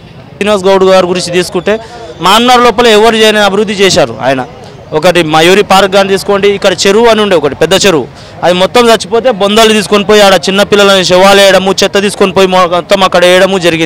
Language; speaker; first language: Telugu; native; Telugu